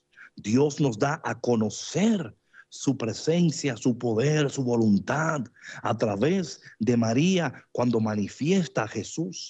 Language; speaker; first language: Spanish; native; Spanish